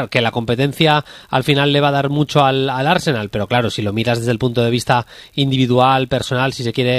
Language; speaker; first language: Spanish; native; Spanish